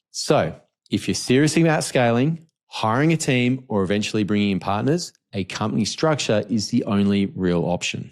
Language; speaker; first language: English; native; English